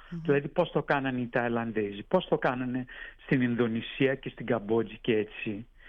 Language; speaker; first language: Greek; early bilingual, heritage; Greek